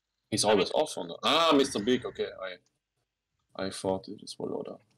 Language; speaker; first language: English; non-native, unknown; German